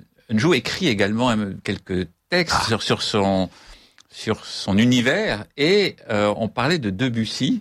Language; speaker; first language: French; native; French